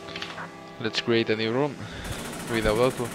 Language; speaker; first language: English; non-native, learner; Spanish